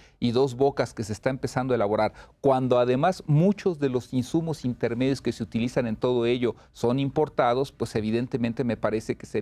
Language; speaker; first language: Spanish; native; Spanish